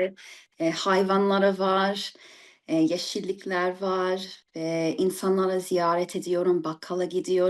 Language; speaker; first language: Turkish; early bilingual, heritage; English